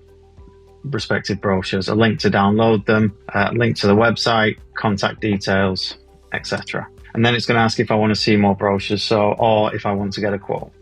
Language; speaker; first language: English; native; English